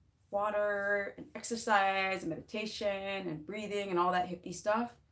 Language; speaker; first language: English; native; English